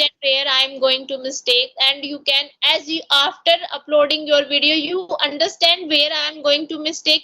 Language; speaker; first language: English; non-native, local second language; Hindi